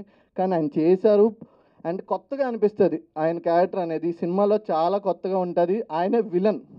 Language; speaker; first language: Telugu; native; Telugu